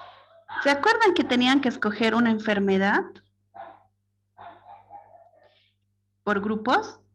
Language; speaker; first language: Spanish; native; Spanish